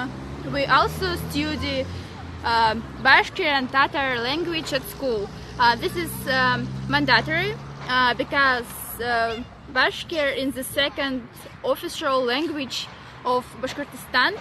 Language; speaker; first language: English; non-native, learner; Russian